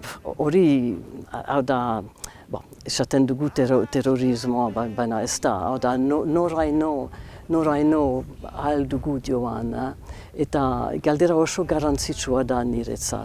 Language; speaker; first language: Basque; non-native, local second language; English